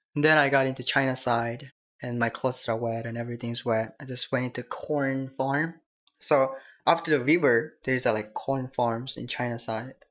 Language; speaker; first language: English; non-native, learner; Korean